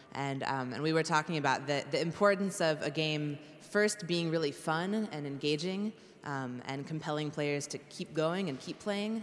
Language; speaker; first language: English; native; English